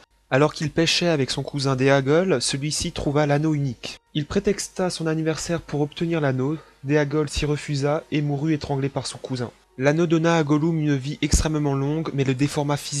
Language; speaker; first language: French; native; French